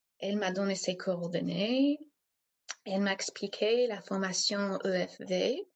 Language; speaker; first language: French; non-native, fluent; English